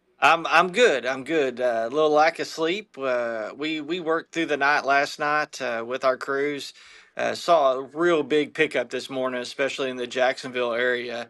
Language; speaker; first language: English; native; English